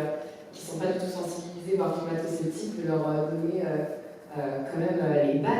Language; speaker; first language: French; native; French